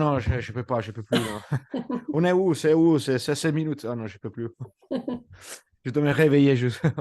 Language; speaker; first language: French; non-native, fluent; Italian